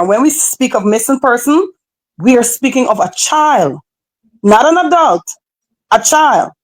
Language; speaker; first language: English; native; English